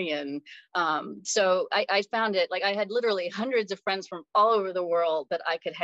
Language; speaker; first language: English; native; English